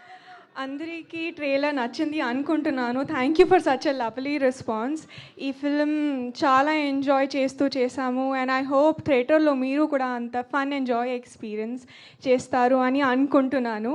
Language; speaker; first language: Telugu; non-native, learner; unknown